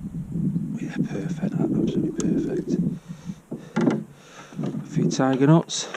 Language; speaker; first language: English; native; English